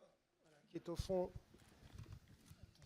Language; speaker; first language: French; native; French